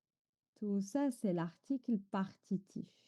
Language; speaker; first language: French; non-native, fluent; Chinese